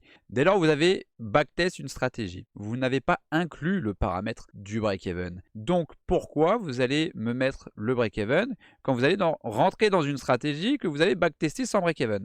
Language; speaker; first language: French; native; French